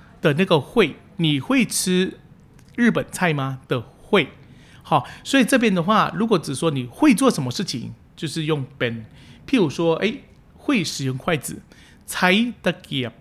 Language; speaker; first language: Chinese; early bilingual, heritage; Chinese